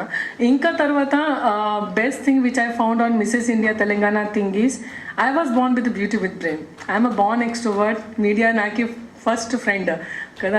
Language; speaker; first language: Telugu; non-native, local second language; Hindi